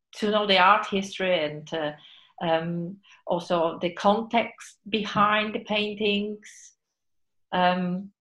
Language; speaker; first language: English; non-native, fluent; Polish